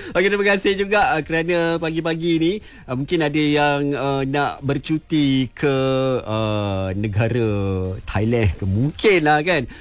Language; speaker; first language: Malay; native; Malay